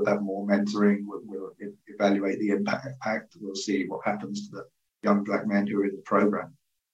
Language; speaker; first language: English; native; English